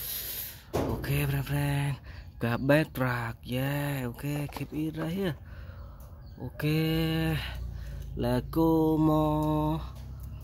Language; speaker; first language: English; non-native, learner; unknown